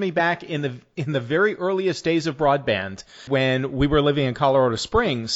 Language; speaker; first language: English; native; English